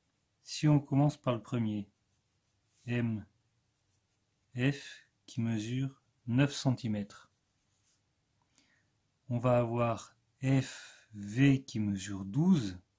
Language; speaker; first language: French; native; French